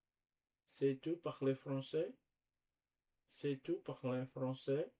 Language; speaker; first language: French; non-native, learner; Portuguese